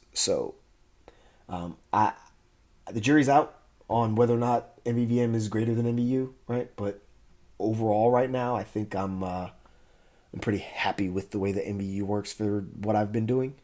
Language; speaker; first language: English; native; English